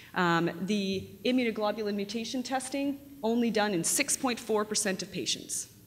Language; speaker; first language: English; native; English